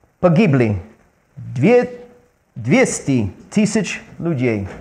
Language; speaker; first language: Russian; non-native, learner; English